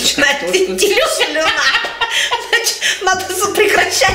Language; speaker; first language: Russian; native; Russian